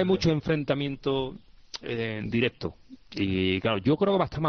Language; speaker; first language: Spanish; native; Spanish